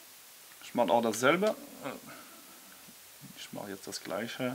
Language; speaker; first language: German; non-native, learner; French